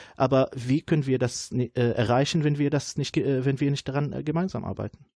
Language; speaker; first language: German; non-native, fluent; Arabic